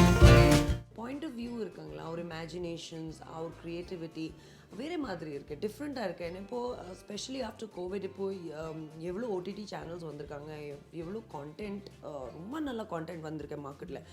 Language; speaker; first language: Tamil; non-native, learner; Hindi